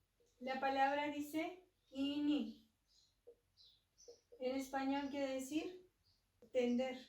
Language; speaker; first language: Spanish; non-native, local second language; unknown